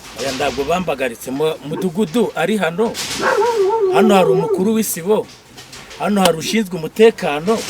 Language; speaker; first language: Kinyarwanda; native; Kinyarwanda